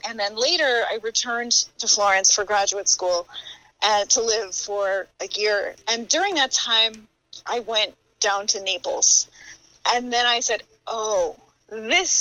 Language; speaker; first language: English; native; English